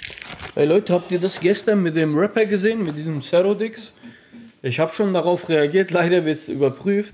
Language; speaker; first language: German; native; German